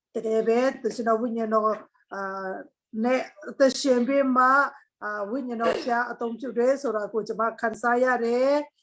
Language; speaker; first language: Burmese; non-native, local second language; Tedim Chin